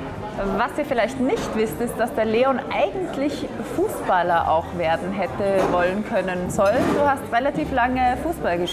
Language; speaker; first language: German; native; German